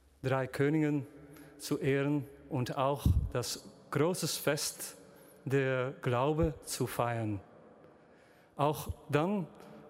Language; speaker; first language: German; non-native, learner; Dutch